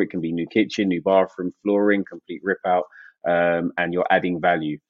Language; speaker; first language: English; native; English